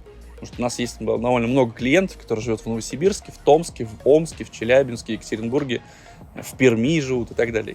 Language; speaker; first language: Russian; native; Russian